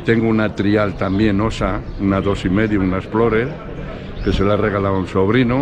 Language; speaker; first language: Spanish; native; Spanish